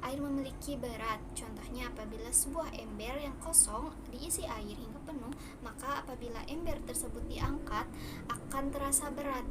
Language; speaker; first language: Indonesian; native; Indonesian